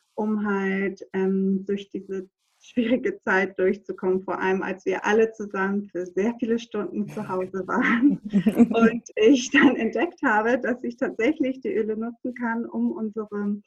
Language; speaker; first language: German; non-native, fluent; Greek